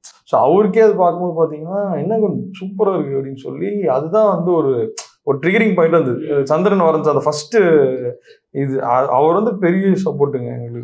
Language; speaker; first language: Tamil; native; Tamil